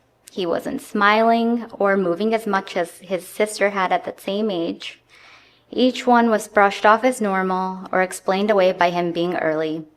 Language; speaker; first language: English; native; English